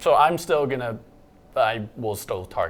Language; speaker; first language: English; native; English